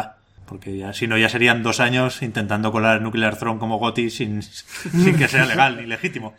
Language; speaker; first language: Spanish; native; Spanish